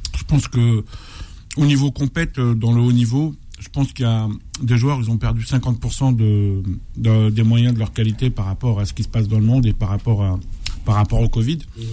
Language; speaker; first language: French; non-native, local second language; Arabic